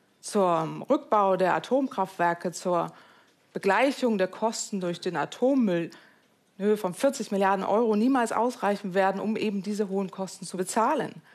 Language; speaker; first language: German; native; German